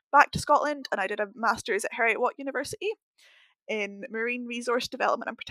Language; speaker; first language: English; native; English